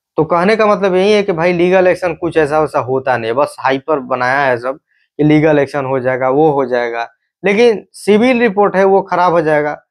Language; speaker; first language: Hindi; native; Hindi